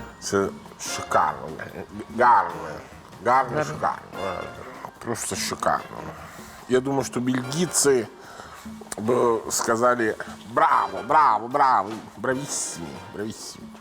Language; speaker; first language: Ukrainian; non-native, learner; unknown